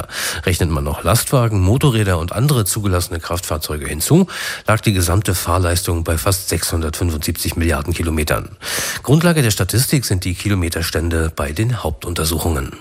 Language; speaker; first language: German; native; German